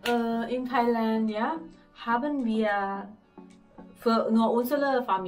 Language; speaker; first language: German; non-native, learner; Thai